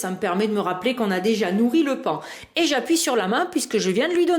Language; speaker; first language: French; native; French